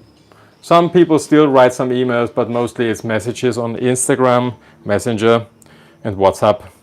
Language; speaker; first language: English; non-native, fluent; German